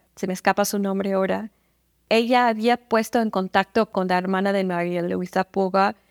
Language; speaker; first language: Spanish; non-native, fluent; English